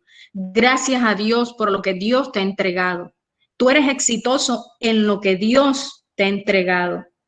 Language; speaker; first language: Spanish; native; Spanish